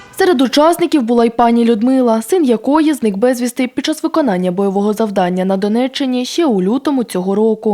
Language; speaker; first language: Ukrainian; native; Ukrainian